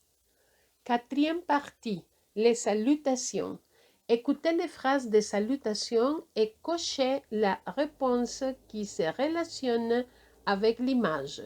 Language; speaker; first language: French; non-native, fluent; Spanish